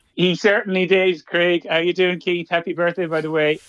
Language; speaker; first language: English; native; English